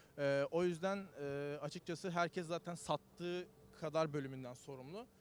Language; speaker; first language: Turkish; native; Turkish